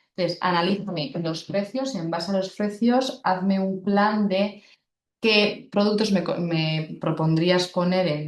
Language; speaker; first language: Spanish; non-native, local second language; Basque